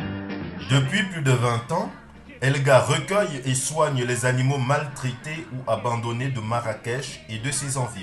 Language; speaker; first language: French; native; French